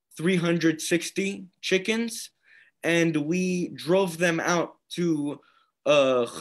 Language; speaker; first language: English; native; English